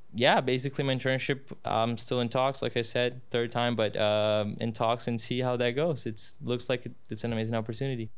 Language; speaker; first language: English; non-native, fluent; Portuguese